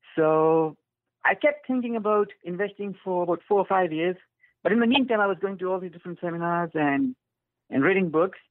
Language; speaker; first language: English; non-native, fluent; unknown